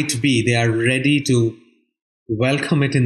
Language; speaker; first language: English; non-native, local second language; Bangla